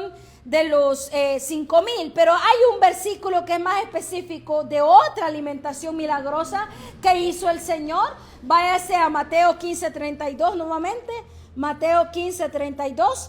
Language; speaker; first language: Spanish; native; Spanish